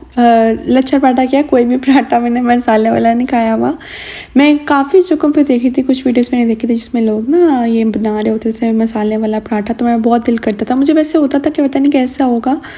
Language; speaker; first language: Urdu; native; Urdu